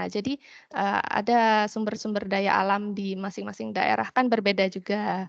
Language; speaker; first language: Indonesian; native; Indonesian